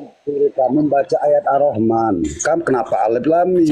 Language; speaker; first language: Indonesian; native; Indonesian